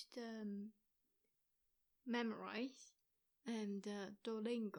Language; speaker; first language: English; non-native, fluent; Chinese